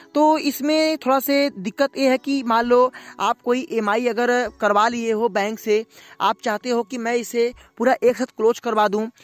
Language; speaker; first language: Hindi; native; Hindi